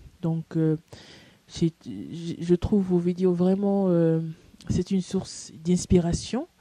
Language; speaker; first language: French; non-native, fluent; English